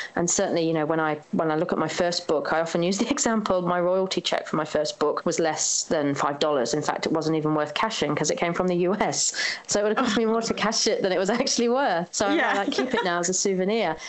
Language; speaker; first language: English; native; English